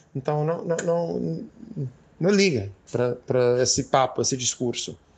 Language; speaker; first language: Portuguese; non-native, fluent; English